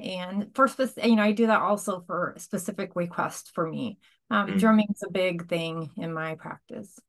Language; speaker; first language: English; native; English